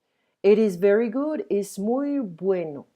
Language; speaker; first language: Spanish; non-native, fluent; French